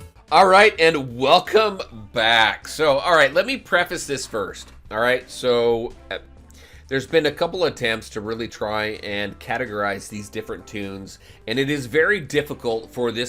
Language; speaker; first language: English; native; English